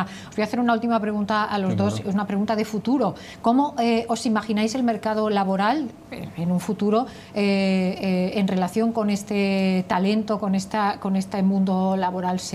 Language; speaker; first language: Spanish; native; Spanish